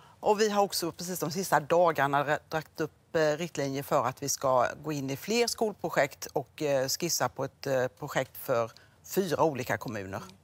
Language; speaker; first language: Swedish; native; Swedish